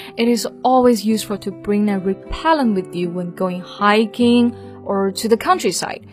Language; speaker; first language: English; non-native, fluent; Chinese